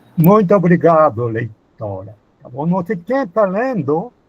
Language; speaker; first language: Portuguese; non-native, fluent; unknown